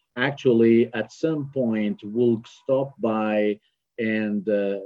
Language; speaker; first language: English; non-native, fluent; Portuguese